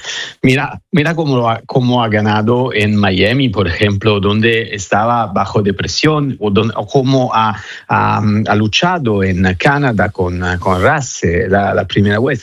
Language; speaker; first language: Spanish; non-native, fluent; Italian